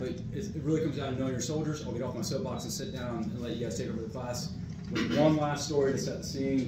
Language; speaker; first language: English; native; English